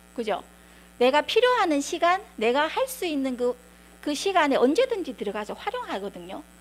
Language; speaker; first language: Korean; native; Korean